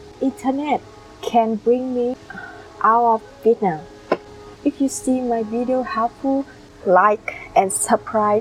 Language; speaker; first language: English; non-native, learner; Vietnamese